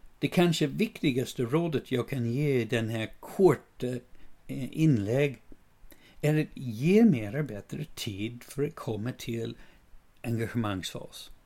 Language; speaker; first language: Swedish; non-native, fluent; English